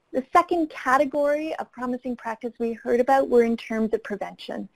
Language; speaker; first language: English; native; English